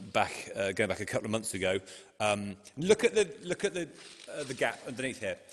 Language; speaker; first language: English; native; English